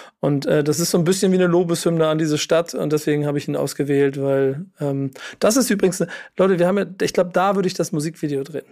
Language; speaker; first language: German; native; German